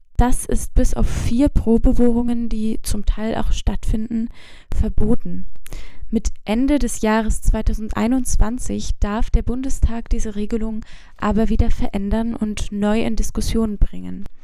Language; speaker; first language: German; native; German